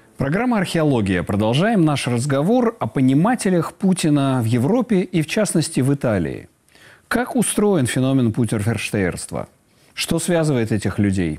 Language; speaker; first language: Russian; native; Russian